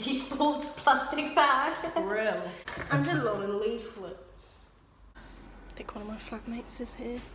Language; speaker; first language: English; native; English